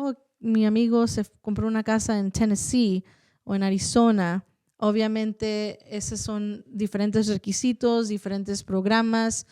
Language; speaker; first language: Spanish; early bilingual, heritage; Spanish